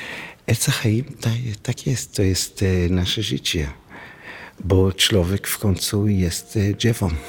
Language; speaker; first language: Polish; non-native, learner; Hebrew